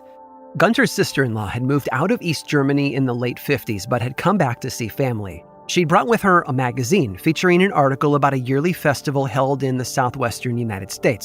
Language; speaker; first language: English; native; English